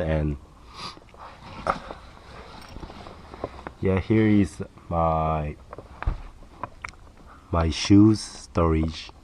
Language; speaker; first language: English; non-native, learner; Korean